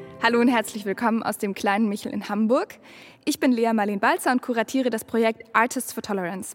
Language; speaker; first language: German; native; German